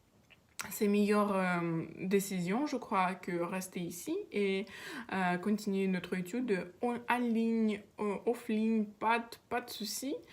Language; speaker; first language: French; non-native, learner; Russian